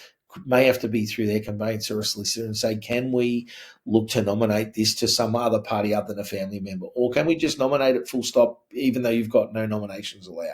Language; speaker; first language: English; native; English